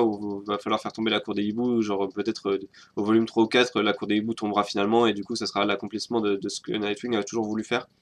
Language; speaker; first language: French; native; French